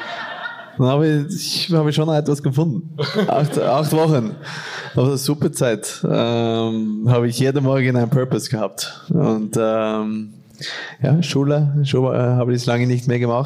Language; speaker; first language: German; non-native, fluent; Norwegian